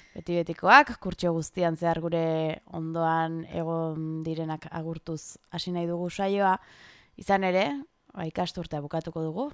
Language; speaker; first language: Basque; native; Basque